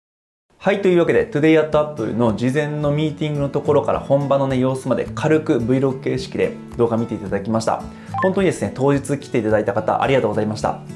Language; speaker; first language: Japanese; native; Japanese